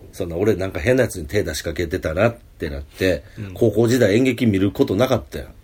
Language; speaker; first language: Japanese; native; Japanese